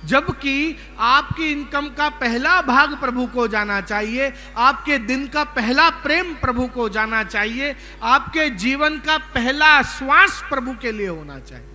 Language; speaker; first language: Hindi; non-native, local second language; Gujarati